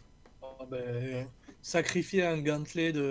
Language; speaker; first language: French; native; French